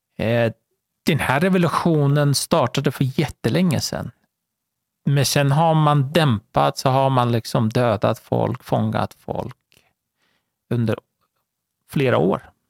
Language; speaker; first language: Swedish; non-native, fluent; Persian